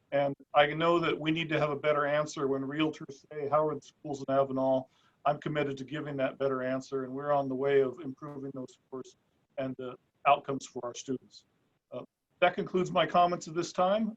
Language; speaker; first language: English; early bilingual, other home language; Spanish